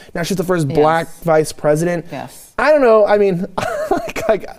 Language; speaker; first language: English; native; English